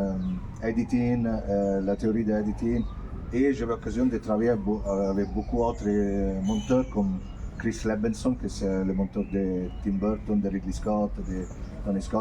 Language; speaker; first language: French; non-native, fluent; Italian